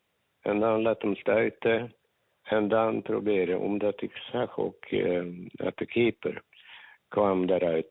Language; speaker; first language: Dutch; non-native, fluent; Swedish